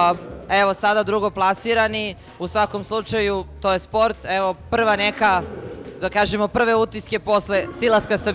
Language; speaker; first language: Bosnian; native; Bosnian